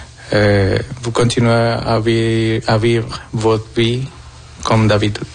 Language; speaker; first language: French; non-native, fluent; Spanish